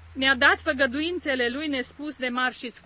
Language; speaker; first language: Romanian; native; Romanian